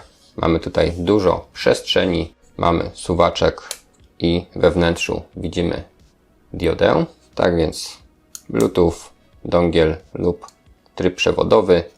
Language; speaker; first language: Polish; native; Polish